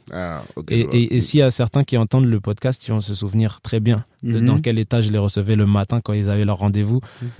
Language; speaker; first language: French; native; French